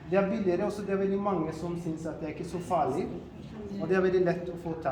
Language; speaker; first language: Norwegian; non-native, fluent; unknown